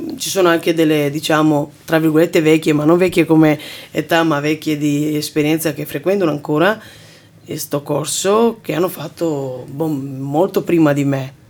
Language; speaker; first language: Italian; non-native, fluent; Romanian